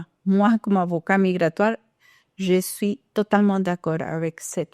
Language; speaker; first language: French; non-native, fluent; Spanish